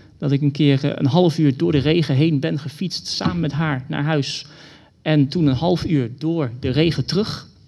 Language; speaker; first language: Dutch; native; Dutch